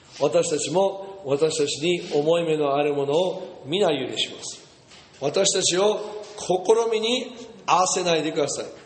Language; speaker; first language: Japanese; non-native, fluent; English